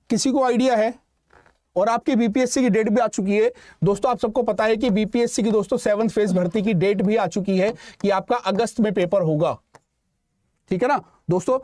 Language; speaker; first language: Hindi; native; Hindi